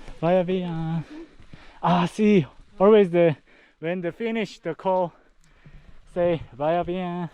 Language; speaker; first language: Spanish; non-native, learner; Korean